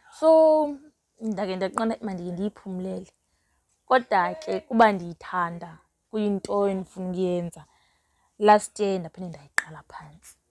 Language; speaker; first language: Xhosa; non-native, local second language; Southern Sotho